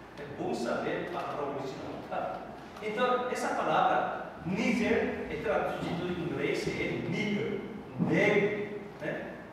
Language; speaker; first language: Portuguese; non-native, fluent; Korean